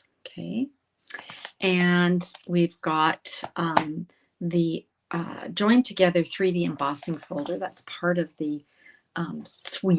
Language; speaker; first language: English; native; English